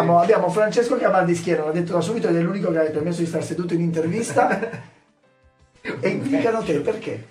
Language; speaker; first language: Italian; native; Italian